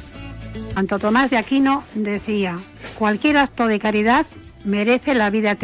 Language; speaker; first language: Spanish; native; Spanish